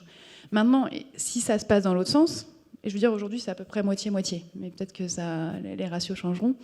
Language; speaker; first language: French; native; French